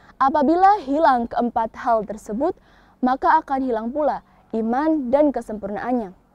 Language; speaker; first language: Indonesian; native; Indonesian